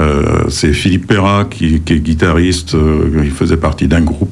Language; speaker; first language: French; native; French